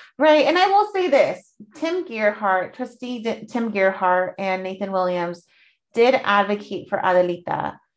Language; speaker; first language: English; early bilingual, other home language; Spanish